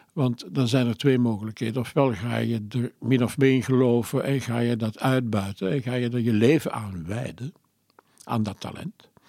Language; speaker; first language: Dutch; non-native, local second language; French